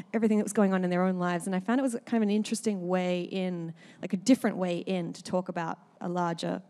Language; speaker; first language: English; native; English